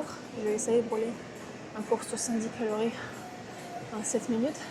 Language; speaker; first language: French; non-native, fluent; Russian